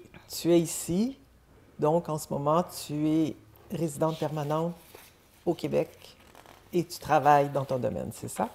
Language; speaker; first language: French; native; French